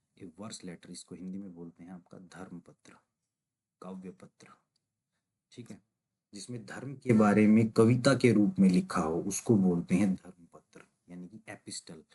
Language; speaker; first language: Hindi; native; Hindi